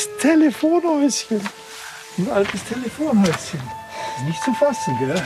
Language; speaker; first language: German; native; German